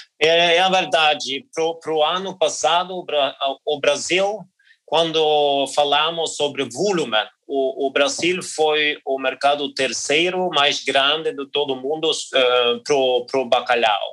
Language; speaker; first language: Portuguese; non-native, learner; Norwegian